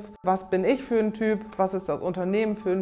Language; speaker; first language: German; native; German